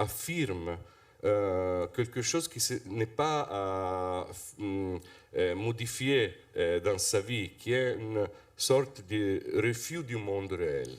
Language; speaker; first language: French; non-native, fluent; Italian